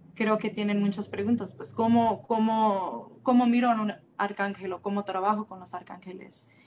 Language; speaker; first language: Spanish; early bilingual, heritage; Spanish